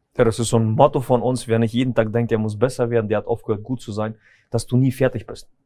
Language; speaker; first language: German; early bilingual, other home language; Russian